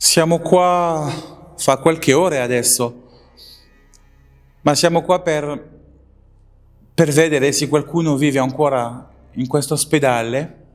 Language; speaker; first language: Italian; non-native, learner; French